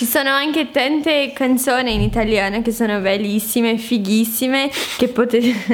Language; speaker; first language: Italian; non-native, fluent; Portuguese